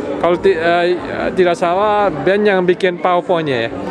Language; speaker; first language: Indonesian; native; Indonesian